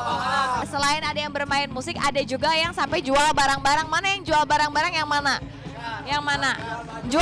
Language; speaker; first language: Indonesian; native; Indonesian